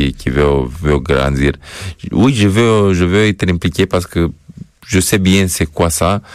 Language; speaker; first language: French; non-native, fluent; Romanian